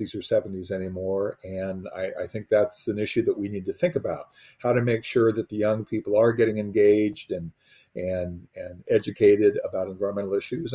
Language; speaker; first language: English; native; English